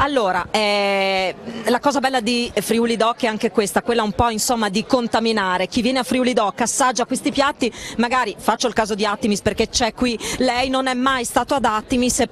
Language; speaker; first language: Italian; native; Italian